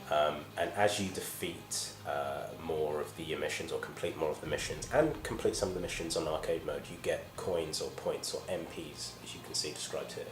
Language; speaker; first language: English; native; English